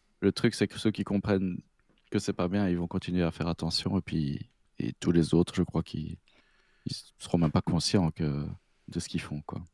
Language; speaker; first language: French; native; French